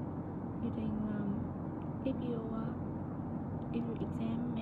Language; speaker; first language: English; non-native, learner; Vietnamese